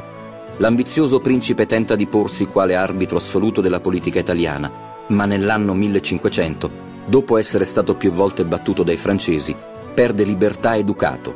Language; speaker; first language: Italian; native; Italian